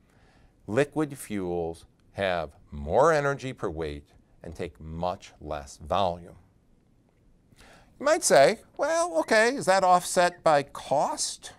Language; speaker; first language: English; native; English